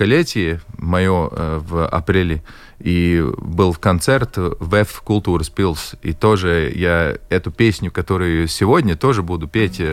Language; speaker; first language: Russian; non-native, local second language; Latvian